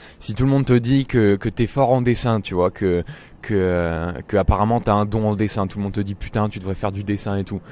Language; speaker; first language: French; native; French